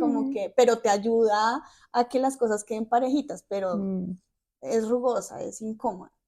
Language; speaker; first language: Spanish; native; Spanish